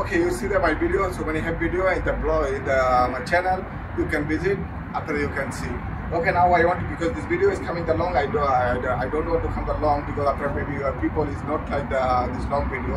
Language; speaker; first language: English; non-native, learner; Bangla